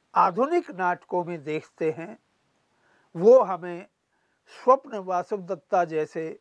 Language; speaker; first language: Hindi; native; Hindi